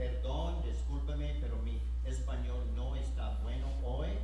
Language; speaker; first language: Spanish; non-native, learner; English